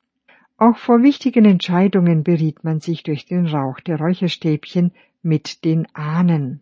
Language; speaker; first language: German; native; German